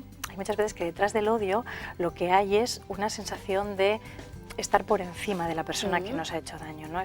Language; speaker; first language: Spanish; native; Spanish